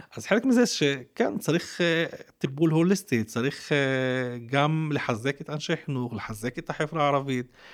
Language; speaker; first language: Hebrew; non-native, local second language; Arabic